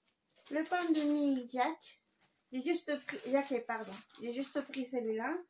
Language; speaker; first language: French; non-native, fluent; Spanish